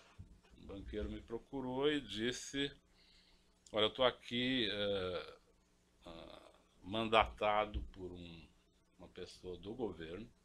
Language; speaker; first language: Portuguese; native; Portuguese